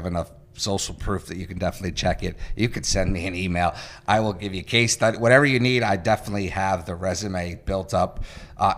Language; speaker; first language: English; native; English